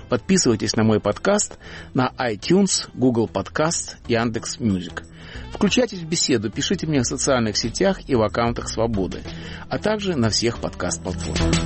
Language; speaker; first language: Russian; native; Russian